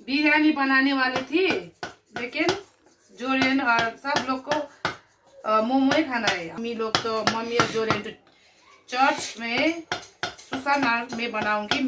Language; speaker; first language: Hindi; non-native, local second language; Nepali